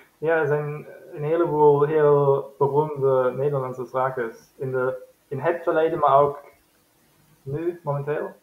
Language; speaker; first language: Dutch; non-native, fluent; German